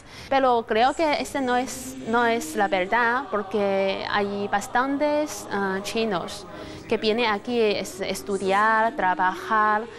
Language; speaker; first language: Spanish; non-native, fluent; Chinese